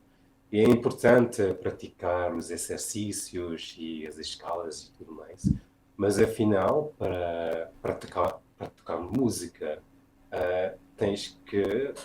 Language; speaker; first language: Portuguese; non-native, fluent; English